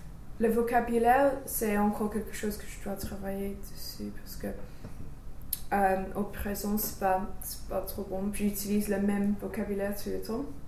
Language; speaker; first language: French; non-native, learner; English